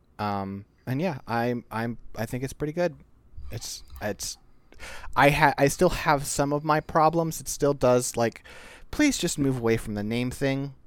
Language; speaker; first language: English; native; English